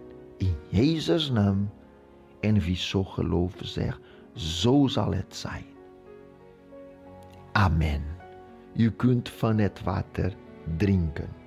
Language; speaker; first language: Dutch; non-native, local second language; Portuguese